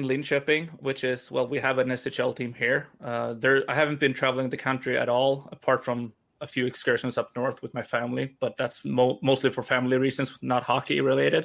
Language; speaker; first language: English; non-native, fluent; Swedish